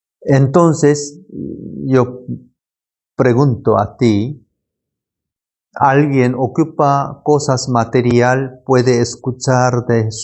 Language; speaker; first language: Spanish; non-native, learner; Korean